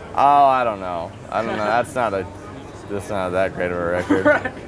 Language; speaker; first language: English; native; English